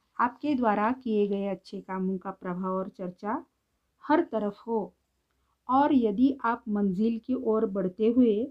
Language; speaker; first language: Hindi; non-native, local second language; Marathi